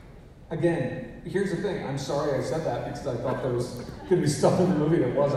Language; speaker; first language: English; native; English